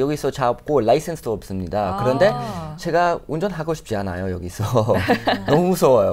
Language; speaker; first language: Korean; non-native, fluent; English